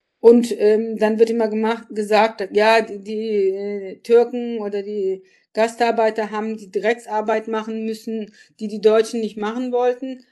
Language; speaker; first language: German; early bilingual, other home language; Turkish